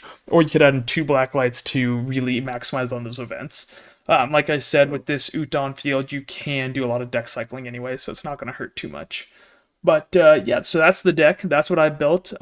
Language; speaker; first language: English; native; English